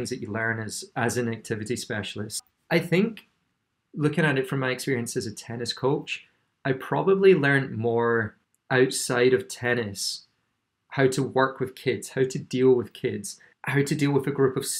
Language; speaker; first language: English; native; English